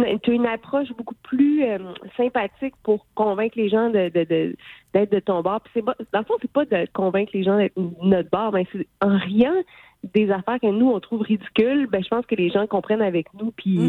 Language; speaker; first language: French; native; French